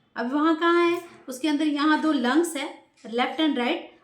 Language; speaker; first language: Hindi; non-native, local second language; Marathi